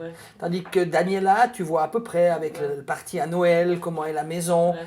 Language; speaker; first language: French; native; French